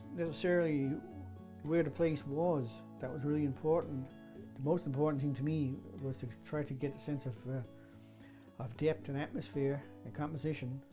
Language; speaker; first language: English; native; English